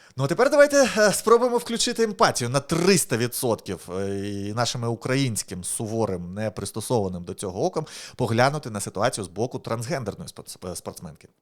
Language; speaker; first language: Ukrainian; native; Ukrainian